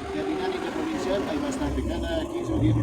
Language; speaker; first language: Spanish; native; Spanish